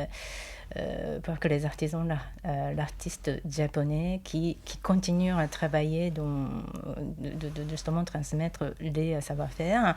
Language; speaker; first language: French; non-native, fluent; Japanese